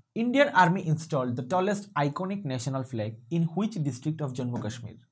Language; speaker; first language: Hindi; non-native, local second language; Bangla